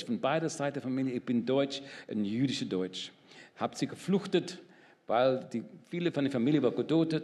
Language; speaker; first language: German; non-native, learner; English